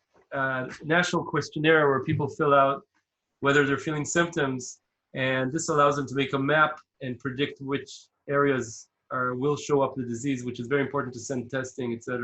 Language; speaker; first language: English; non-native, fluent; Hebrew